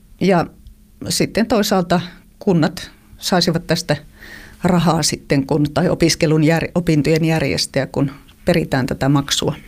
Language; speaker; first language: Finnish; native; Finnish